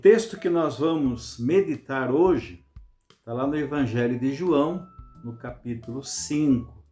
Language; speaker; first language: Portuguese; native; Portuguese